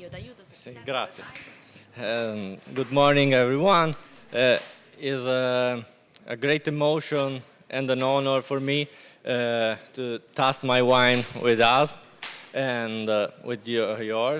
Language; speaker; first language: English; non-native, learner; Italian